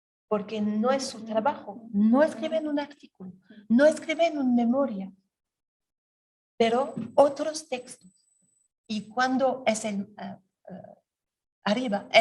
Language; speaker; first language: Spanish; non-native, learner; French